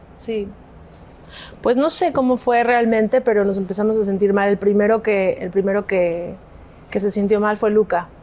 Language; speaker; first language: Spanish; native; Spanish